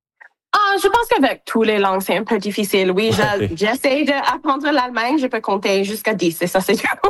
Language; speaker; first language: French; non-native, local second language; English